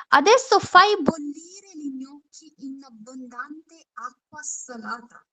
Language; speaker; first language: Italian; non-native, fluent; Urdu